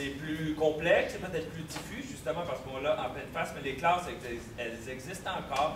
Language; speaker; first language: French; native; French